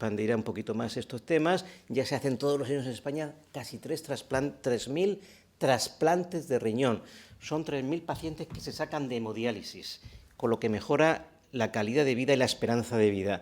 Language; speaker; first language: Spanish; native; Spanish